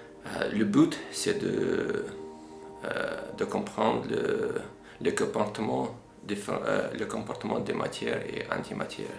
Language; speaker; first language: French; non-native, fluent; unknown